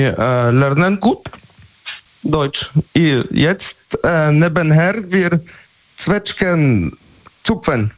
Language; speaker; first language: German; non-native, learner; Polish